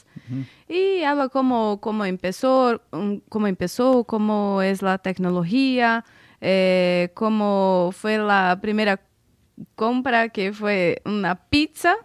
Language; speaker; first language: Spanish; non-native, fluent; Portuguese